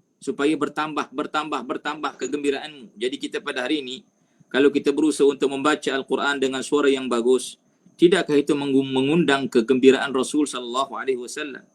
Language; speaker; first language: Malay; native; Malay